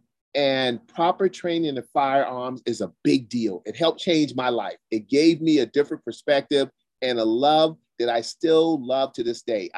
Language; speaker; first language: English; native; English